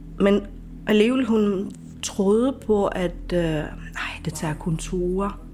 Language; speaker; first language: Danish; non-native, fluent; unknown